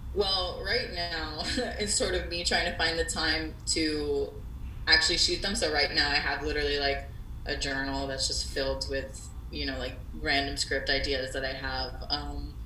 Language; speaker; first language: English; native; English